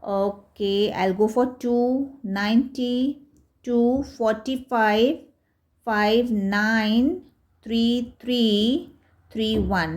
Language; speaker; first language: English; non-native, local second language; Hindi